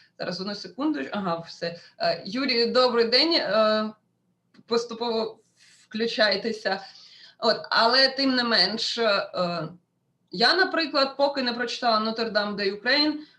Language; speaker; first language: Ukrainian; non-native, local second language; Russian